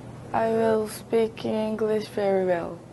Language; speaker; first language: English; non-native, learner; Korean